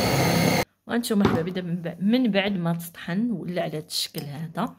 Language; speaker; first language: Arabic; native; Arabic